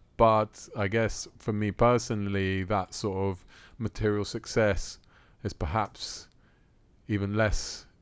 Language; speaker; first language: English; early bilingual, other home language; Italian